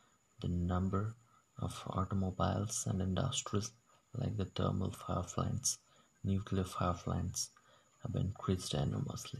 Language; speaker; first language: English; non-native, local second language; Odia